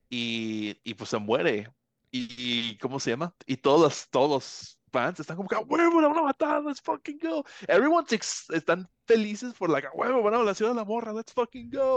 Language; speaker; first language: Spanish; early bilingual, heritage; Spanish